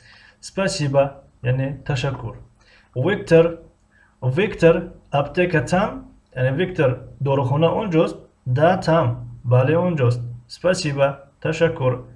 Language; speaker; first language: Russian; non-native, local second language; Tajik